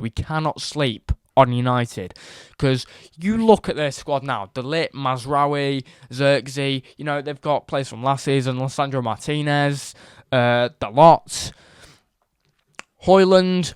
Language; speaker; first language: English; native; English